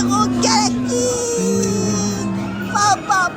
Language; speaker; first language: French; native; French